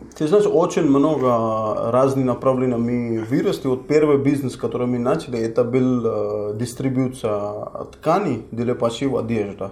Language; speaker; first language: Russian; non-native, fluent; Hindi